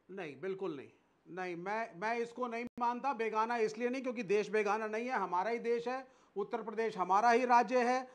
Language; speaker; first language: Hindi; native; Hindi